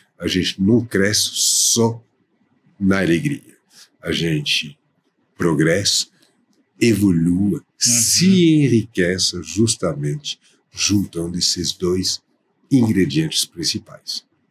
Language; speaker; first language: Portuguese; non-native, fluent; French